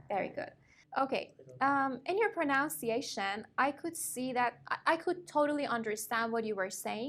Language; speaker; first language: English; non-native, fluent; Persian